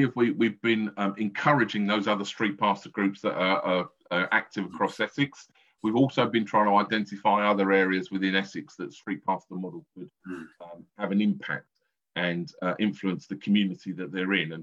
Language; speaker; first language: English; native; English